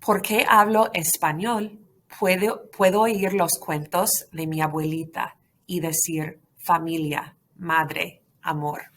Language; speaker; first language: Spanish; non-native, fluent; English